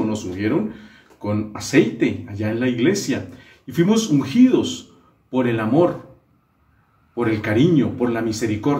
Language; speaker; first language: Spanish; native; Spanish